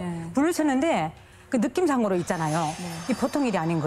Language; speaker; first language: Korean; non-native, fluent; Chinese